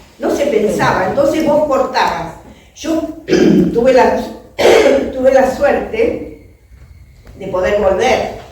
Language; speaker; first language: Spanish; early bilingual, other home language; French